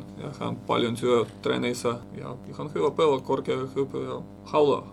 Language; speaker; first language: Finnish; non-native, learner; Russian